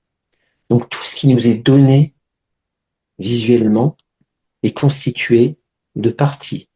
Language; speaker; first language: French; native; French